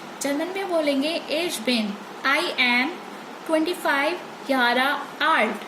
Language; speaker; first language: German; non-native, learner; Hindi